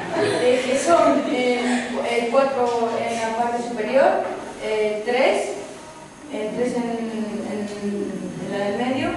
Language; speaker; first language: Spanish; native; Spanish